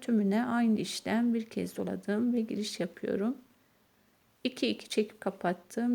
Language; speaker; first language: Turkish; native; Turkish